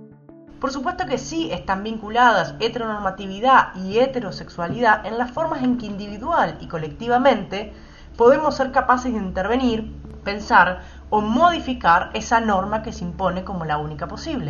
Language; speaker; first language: Spanish; native; Spanish